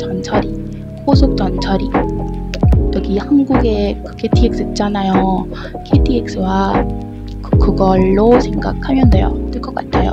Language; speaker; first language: Korean; non-native, learner; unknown